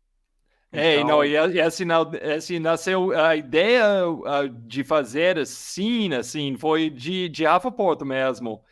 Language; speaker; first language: Portuguese; non-native, learner; English